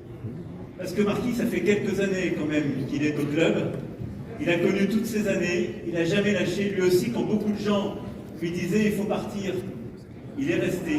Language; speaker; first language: French; native; French